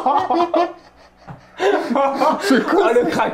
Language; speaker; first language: French; native; French